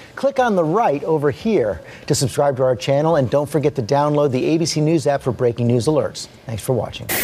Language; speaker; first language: English; native; English